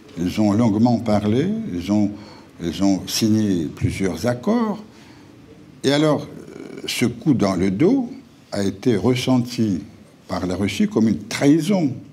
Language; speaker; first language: French; non-native, fluent; Russian